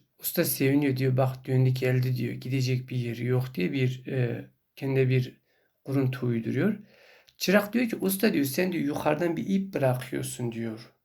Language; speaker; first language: Turkish; non-native, local second language; Kurdish